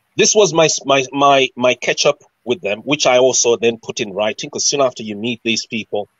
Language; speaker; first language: English; non-native, local second language; Shona